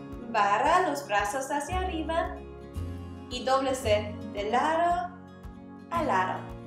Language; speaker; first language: Spanish; non-native, learner; English